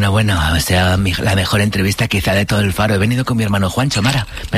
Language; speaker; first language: Spanish; native; Spanish